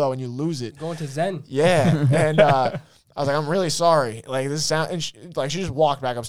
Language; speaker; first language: English; native; English